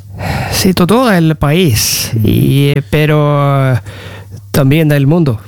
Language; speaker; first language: Spanish; non-native, learner; Norwegian